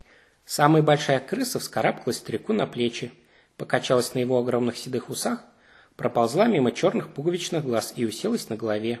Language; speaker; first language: Russian; native; Russian